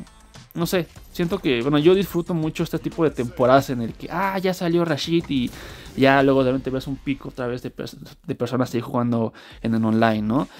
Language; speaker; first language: Spanish; native; Spanish